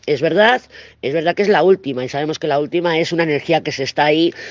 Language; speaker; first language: Spanish; native; Spanish